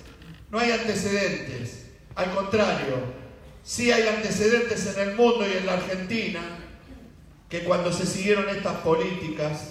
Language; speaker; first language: Spanish; native; Spanish